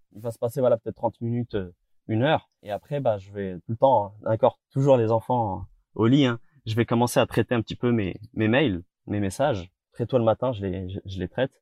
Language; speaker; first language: French; native; French